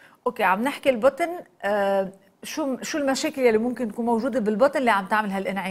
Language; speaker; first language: Arabic; native; Arabic